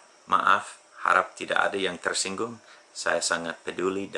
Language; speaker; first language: Indonesian; non-native, fluent; English